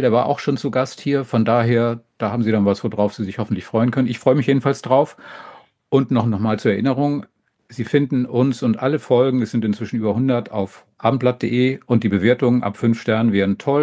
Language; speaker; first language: German; native; German